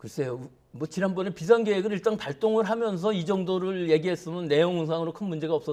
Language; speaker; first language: Korean; native; Korean